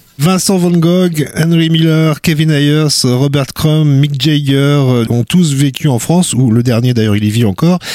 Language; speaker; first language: French; native; French